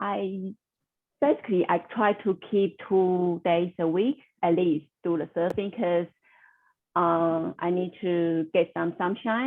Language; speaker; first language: English; non-native, learner; Chinese